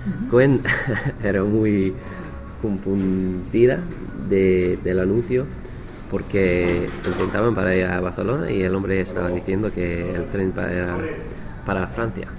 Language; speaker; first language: Spanish; non-native, learner; English